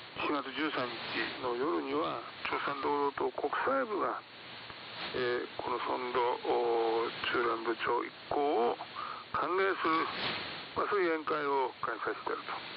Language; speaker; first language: Japanese; native; Japanese